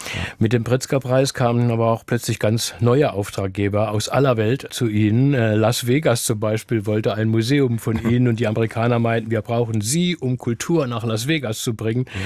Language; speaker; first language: German; native; German